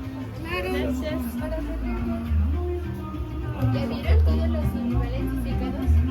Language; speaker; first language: Spanish; native; Spanish